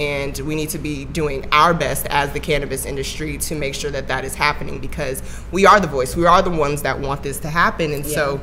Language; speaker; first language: English; native; English